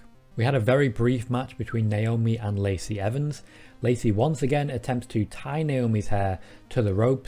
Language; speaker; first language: English; native; English